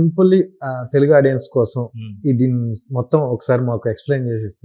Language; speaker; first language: Telugu; native; Telugu